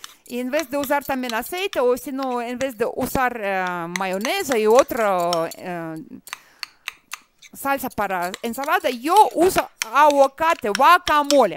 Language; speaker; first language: Spanish; non-native, fluent; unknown